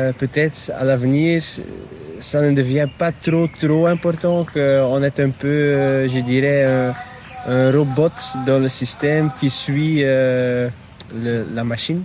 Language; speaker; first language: French; non-native, local second language; Dutch